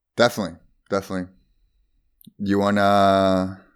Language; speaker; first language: English; non-native, fluent; Spanish